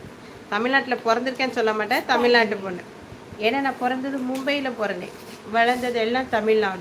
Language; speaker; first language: Tamil; early bilingual, heritage; Tamil